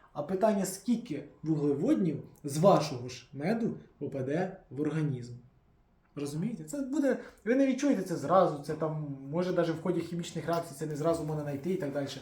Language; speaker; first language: Ukrainian; native; Ukrainian